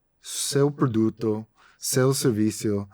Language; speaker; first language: Portuguese; non-native, fluent; English